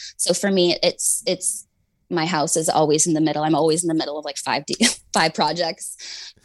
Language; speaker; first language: English; native; English